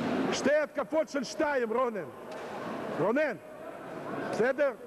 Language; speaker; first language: Hebrew; non-native, fluent; Russian